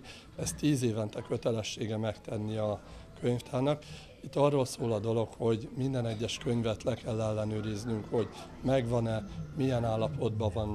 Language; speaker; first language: Hungarian; native; Hungarian